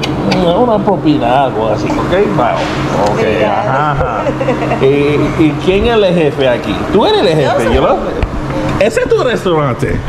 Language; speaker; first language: Spanish; non-native, learner; English